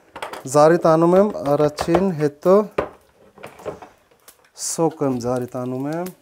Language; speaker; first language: Armenian; non-native, learner; Hindi